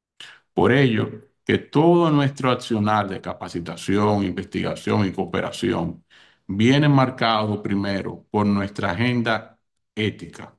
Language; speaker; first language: Spanish; native; Spanish